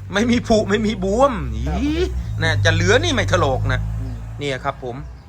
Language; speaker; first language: Thai; non-native, local second language; Northern Khmer